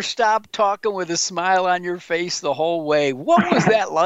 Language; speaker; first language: English; native; English